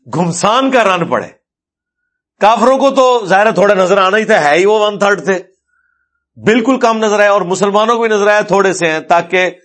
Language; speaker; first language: Urdu; non-native, local second language; Punjabi